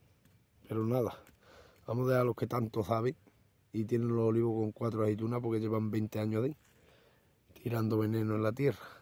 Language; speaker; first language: Spanish; native; Spanish